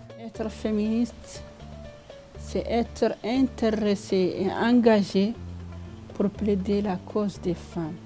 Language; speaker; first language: French; non-native, local second language; Arabic